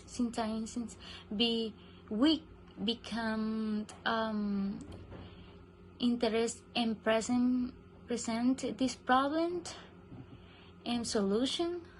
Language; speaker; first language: English; non-native, learner; Spanish